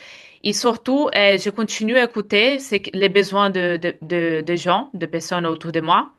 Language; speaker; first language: French; non-native, fluent; Portuguese